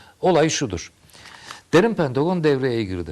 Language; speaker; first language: Turkish; native; Turkish